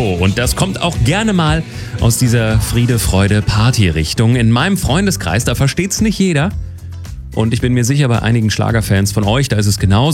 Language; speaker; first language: German; native; German